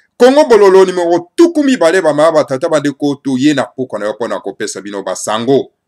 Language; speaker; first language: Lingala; non-native, local second language; Kongo